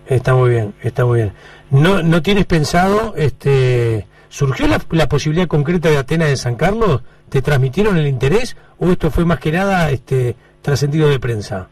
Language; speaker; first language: Spanish; native; Spanish